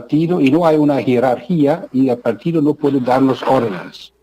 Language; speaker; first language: Spanish; non-native, fluent; German